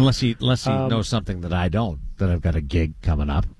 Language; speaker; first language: English; native; English